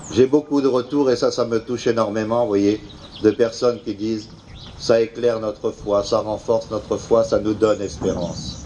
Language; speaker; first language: French; native; French